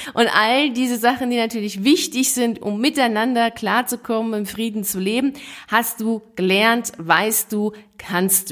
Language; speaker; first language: German; native; German